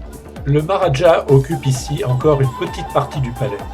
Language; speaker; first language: French; native; French